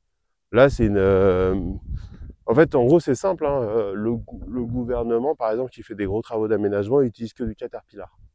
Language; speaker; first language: French; native; French